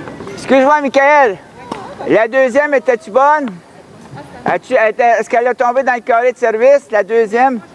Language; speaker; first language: French; native; French